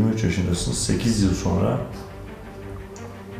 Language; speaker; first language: Turkish; native; Turkish